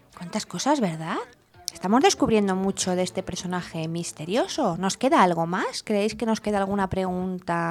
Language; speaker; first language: Spanish; native; Spanish